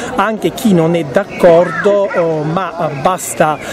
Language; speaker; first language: Italian; native; Italian